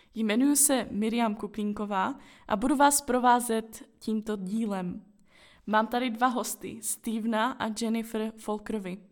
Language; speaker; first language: Czech; non-native, fluent; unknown